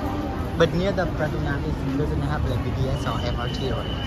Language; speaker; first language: English; non-native, learner; Vietnamese